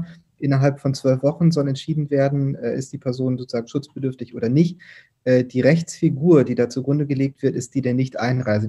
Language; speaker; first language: German; native; German